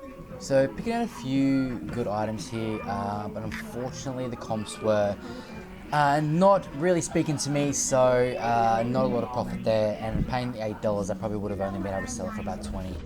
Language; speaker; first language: English; native; English